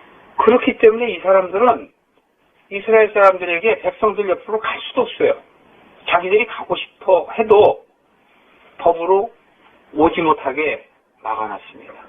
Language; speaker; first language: Korean; native; Korean